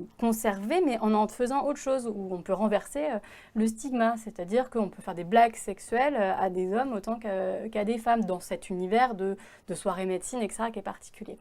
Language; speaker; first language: French; native; French